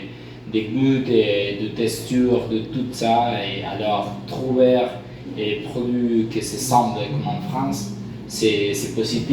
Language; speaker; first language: French; non-native, learner; Spanish